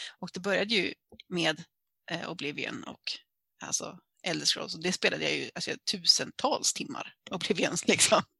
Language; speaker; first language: Swedish; native; Swedish